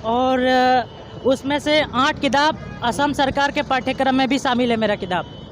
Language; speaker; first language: Hindi; non-native, local second language; Assamese